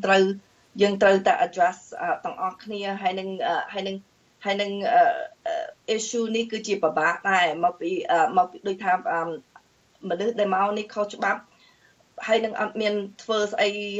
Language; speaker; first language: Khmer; early bilingual, heritage; Khmer